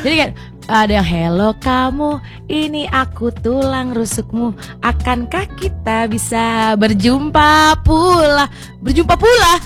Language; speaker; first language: Indonesian; native; Indonesian